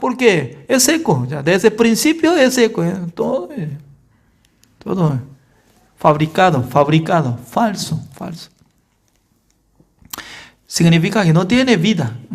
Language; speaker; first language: Spanish; non-native, fluent; Korean